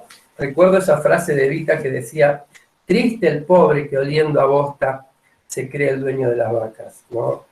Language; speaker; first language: Spanish; native; Spanish